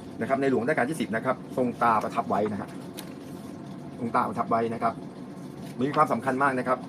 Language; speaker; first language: Thai; native; Thai